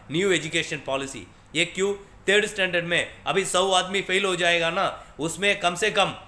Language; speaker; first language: Hindi; non-native, local second language; Tamil